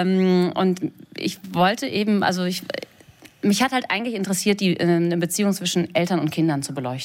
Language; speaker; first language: German; native; German